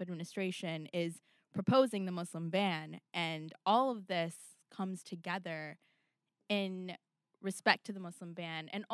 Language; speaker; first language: English; non-native, local second language; Urdu